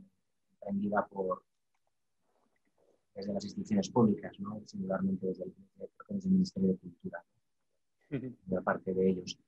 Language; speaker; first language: Spanish; native; Spanish